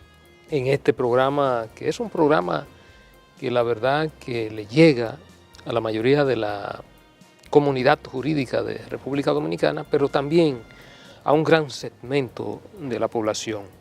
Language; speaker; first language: Spanish; native; Spanish